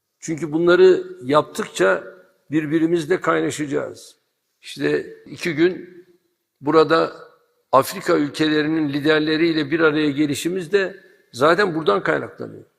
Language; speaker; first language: Turkish; native; Turkish